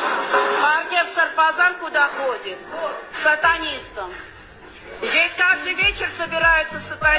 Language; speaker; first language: Russian; non-native, fluent; Armenian